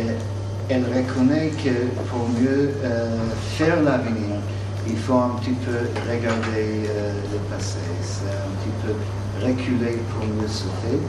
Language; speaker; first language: French; non-native, fluent; English